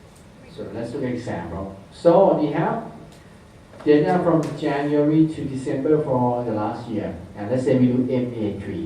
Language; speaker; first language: English; non-native, fluent; Thai